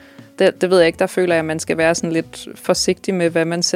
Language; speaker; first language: Danish; native; Danish